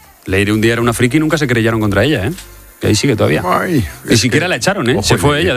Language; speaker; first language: Spanish; native; Spanish